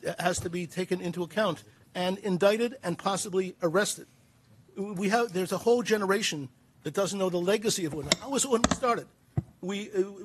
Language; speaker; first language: English; native; English